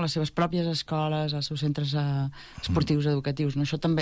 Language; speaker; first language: Catalan; native; Catalan